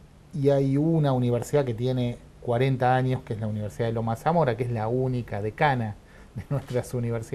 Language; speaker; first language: Spanish; native; Spanish